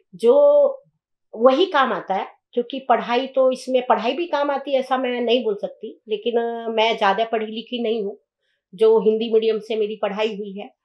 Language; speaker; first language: Hindi; native; Hindi